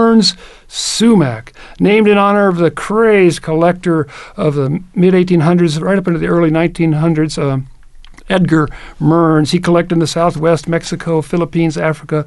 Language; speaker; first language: English; native; English